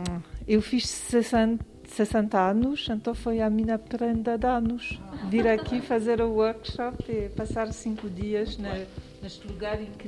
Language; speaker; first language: Portuguese; non-native, fluent; French